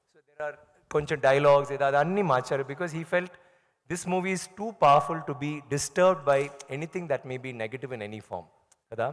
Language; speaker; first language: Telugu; non-native, learner; Tamil